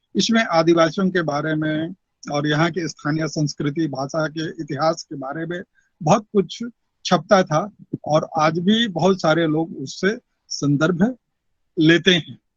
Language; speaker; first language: Hindi; non-native, local second language; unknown